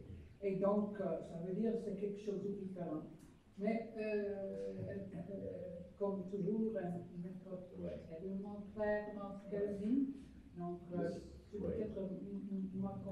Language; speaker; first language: French; non-native, fluent; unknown